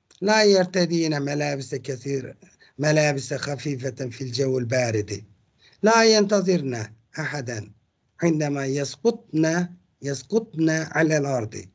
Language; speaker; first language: Arabic; non-native, fluent; Turkish